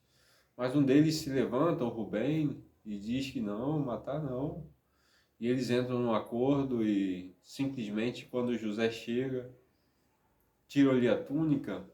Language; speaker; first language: Portuguese; native; Portuguese